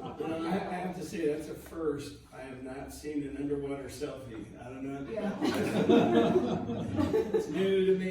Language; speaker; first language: English; native; English